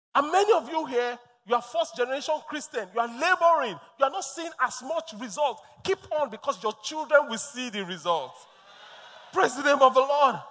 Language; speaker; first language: English; non-native, local second language; Yoruba